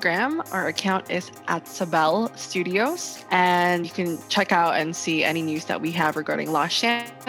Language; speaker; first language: English; non-native, local second language; Hiligaynon